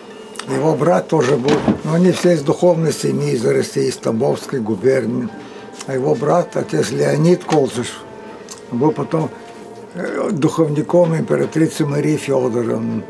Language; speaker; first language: Russian; early bilingual, heritage; Russian